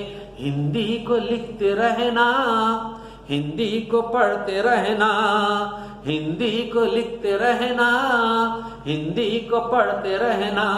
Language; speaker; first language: Hindi; non-native, local second language; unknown